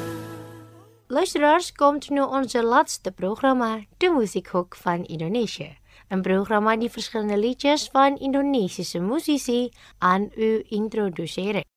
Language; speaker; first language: Dutch; non-native, fluent; Indonesian